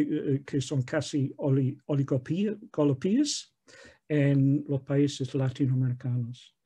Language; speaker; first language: Spanish; non-native, fluent; English